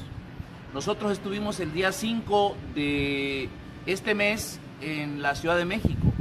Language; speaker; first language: Spanish; native; Spanish